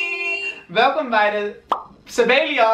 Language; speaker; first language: Dutch; native; Dutch